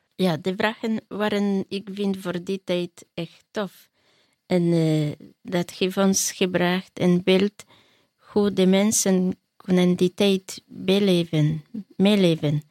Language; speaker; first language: Dutch; non-native, learner; Polish